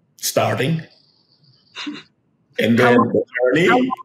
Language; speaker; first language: English; non-native, fluent; Hebrew